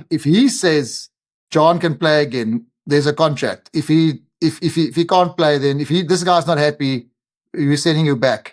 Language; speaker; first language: English; non-native, local second language; Afrikaans